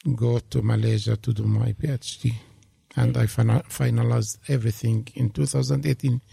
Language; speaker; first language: English; non-native, fluent; Arabic